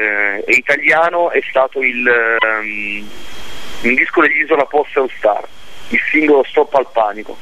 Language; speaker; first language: Italian; native; Italian